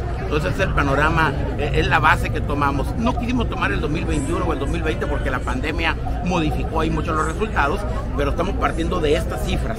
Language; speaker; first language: Spanish; native; Spanish